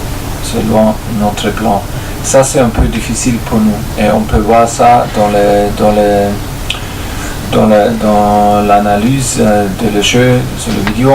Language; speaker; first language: French; non-native, fluent; German